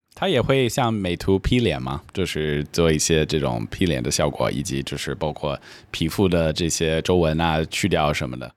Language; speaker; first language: Chinese; non-native, fluent; English